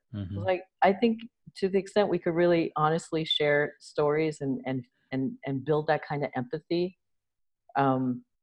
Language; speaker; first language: English; native; English